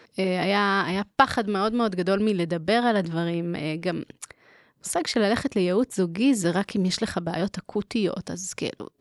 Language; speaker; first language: Hebrew; native; Hebrew